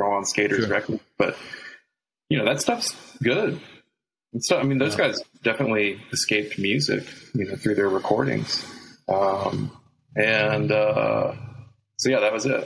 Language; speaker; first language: English; native; English